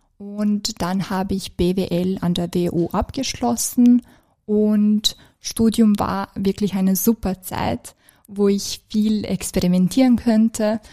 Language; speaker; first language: German; non-native, fluent; Serbian